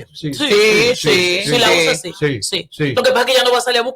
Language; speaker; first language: Spanish; native; Spanish